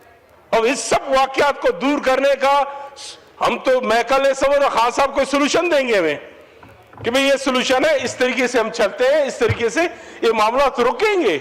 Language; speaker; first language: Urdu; non-native, local second language; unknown